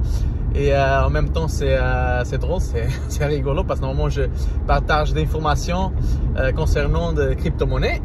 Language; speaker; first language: French; non-native, learner; Portuguese